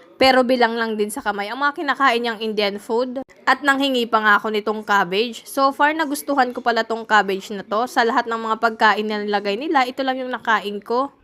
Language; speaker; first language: Filipino; native; Filipino